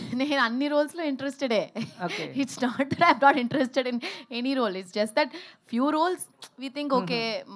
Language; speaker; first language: Telugu; early bilingual, heritage; Telugu